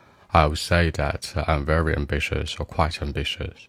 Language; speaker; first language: English; non-native, fluent; Chinese